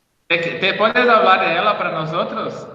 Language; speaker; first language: Spanish; non-native, learner; Portuguese